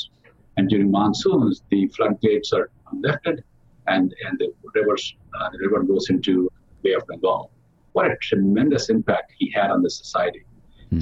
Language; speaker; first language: English; non-native, local second language; Telugu